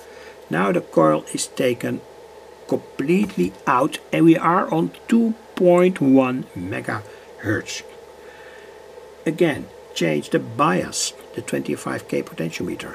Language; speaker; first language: English; non-native, fluent; Dutch